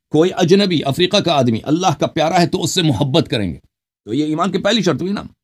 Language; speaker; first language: Urdu; non-native, local second language; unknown